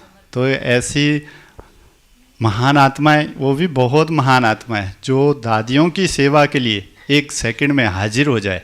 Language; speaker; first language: Hindi; native; Hindi